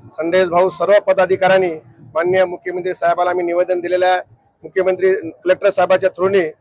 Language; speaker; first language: Marathi; non-native, local second language; Lambadi